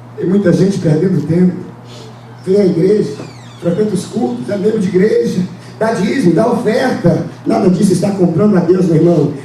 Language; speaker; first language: Portuguese; native; Portuguese